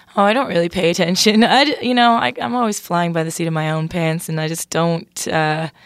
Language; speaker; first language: English; native; English